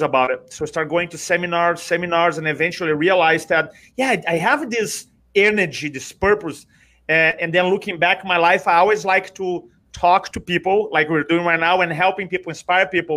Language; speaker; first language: English; non-native, fluent; Portuguese